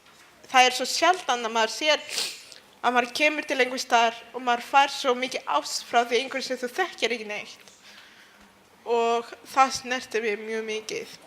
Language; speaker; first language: Icelandic; early bilingual, other home language; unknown